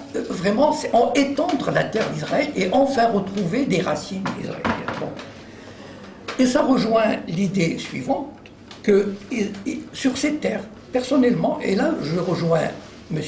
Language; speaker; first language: French; native; French